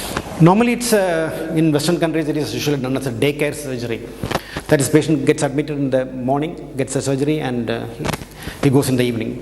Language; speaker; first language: English; non-native, local second language; Malayalam